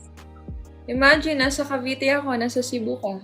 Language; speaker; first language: Filipino; non-native, local second language; Cebuano